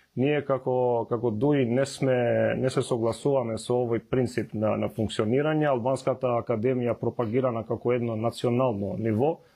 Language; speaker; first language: Macedonian; non-native, local second language; Albanian